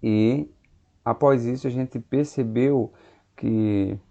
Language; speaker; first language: Portuguese; native; Portuguese